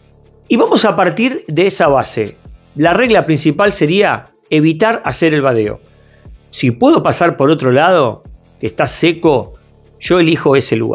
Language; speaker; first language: Spanish; native; Spanish